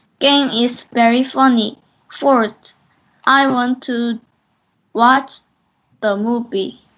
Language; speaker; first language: English; non-native, learner; Korean